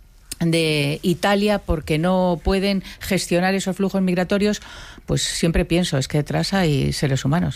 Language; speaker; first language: Spanish; native; Spanish